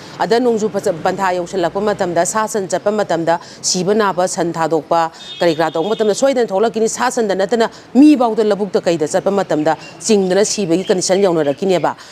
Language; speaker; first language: Manipuri; native; Manipuri